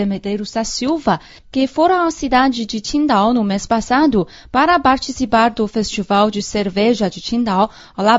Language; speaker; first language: Portuguese; non-native, fluent; Chinese